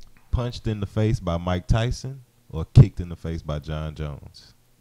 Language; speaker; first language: English; native; English